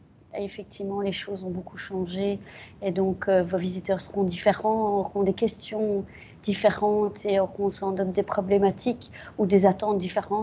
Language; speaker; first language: French; native; French